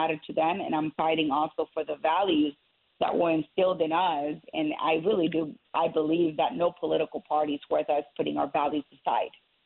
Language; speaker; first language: English; native; English